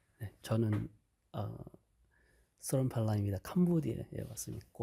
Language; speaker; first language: Korean; non-native, learner; Khmer